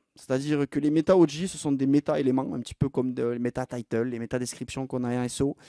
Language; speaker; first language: French; native; French